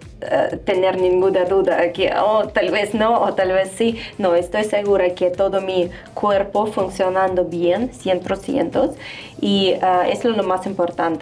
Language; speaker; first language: Spanish; non-native, fluent; Russian